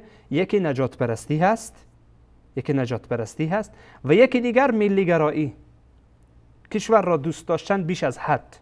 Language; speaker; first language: Persian; native; Persian